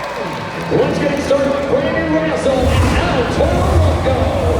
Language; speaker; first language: English; native; English